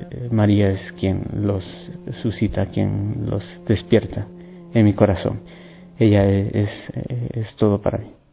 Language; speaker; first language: Spanish; native; Spanish